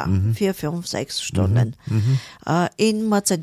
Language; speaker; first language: German; non-native, fluent; Bulgarian